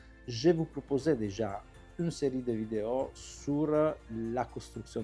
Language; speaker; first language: French; non-native, fluent; Italian